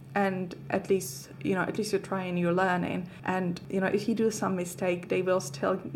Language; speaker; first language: English; non-native, fluent; Czech